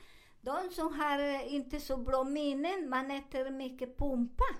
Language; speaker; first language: Swedish; non-native, learner; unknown